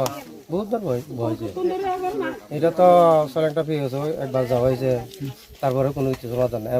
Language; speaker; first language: Bangla; non-native, local second language; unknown